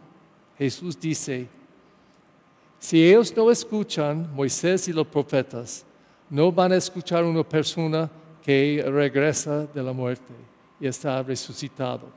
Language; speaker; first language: Spanish; non-native, learner; English